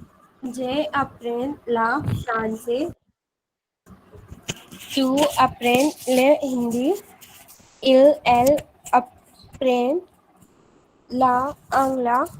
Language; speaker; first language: French; non-native, learner; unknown